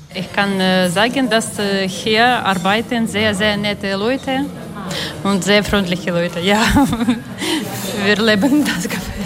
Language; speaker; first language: German; non-native, learner; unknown